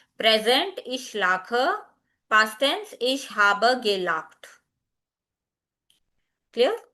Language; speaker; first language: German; non-native, fluent; Hindi